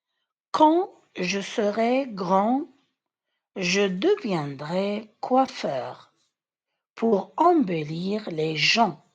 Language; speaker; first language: French; non-native, fluent; Arabic